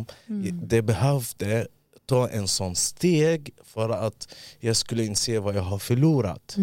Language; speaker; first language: Swedish; early bilingual, other home language; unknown